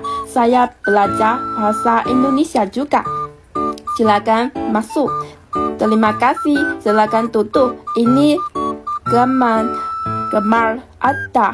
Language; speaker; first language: Indonesian; non-native, learner; Chinese